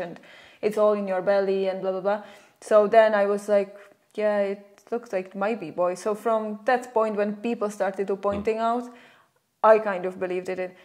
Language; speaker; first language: English; non-native, fluent; Czech